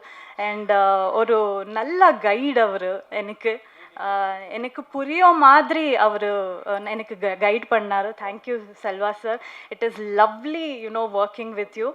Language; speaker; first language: Tamil; non-native, learner; Kannada